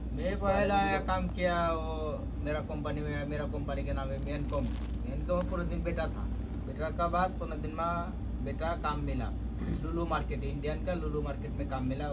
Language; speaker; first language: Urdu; non-native, learner; Bangla